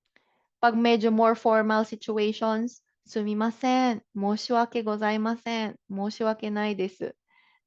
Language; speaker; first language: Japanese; non-native, fluent; Filipino